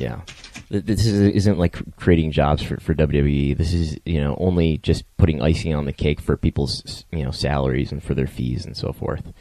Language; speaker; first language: English; native; English